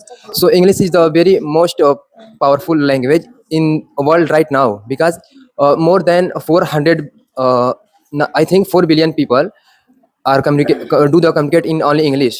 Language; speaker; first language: English; non-native, learner; Hindi